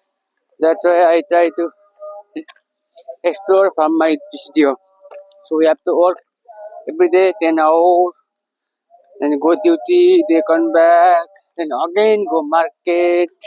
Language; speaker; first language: English; non-native, learner; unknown